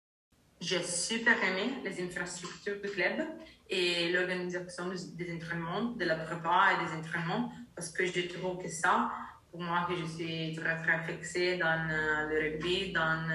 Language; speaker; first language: French; non-native, learner; Italian